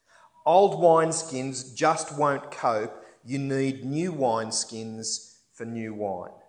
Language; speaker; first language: English; native; English